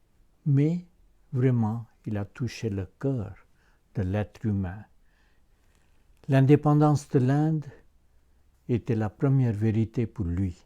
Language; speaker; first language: French; non-native, fluent; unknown